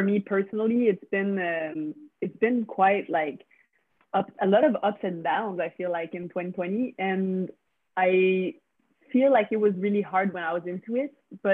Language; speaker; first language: English; non-native, fluent; French